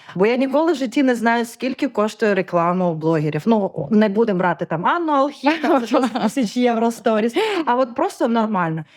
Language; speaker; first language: Ukrainian; non-native, local second language; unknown